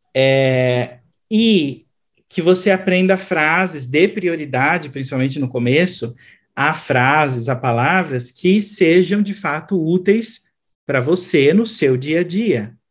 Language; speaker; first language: Portuguese; native; Portuguese